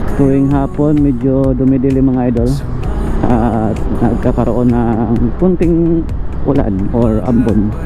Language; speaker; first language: Filipino; non-native, local second language; Cebuano